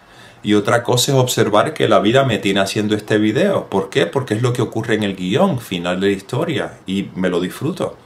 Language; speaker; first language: Spanish; native; Spanish